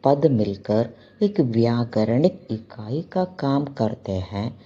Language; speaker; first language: Hindi; non-native, local second language; Malayalam